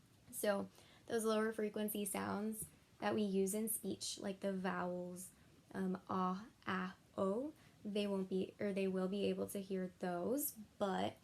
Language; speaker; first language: English; native; English